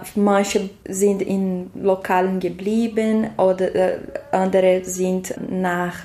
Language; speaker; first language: German; non-native, fluent; Portuguese